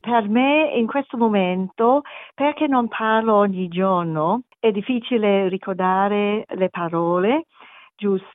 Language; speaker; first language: Italian; non-native, learner; German